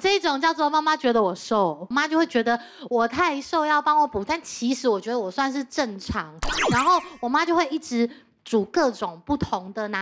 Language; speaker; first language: Chinese; native; Chinese